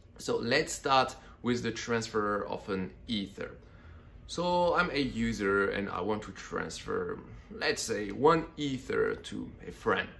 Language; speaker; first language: English; non-native, fluent; French